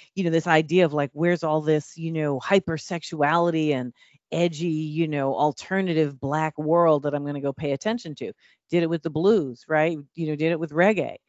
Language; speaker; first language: English; native; English